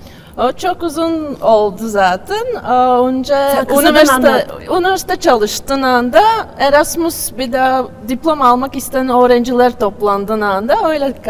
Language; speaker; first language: Turkish; non-native, learner; Latvian